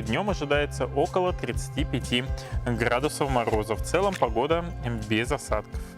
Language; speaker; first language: Russian; native; Russian